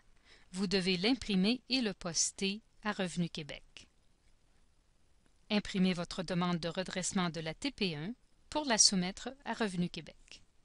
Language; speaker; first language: French; native; French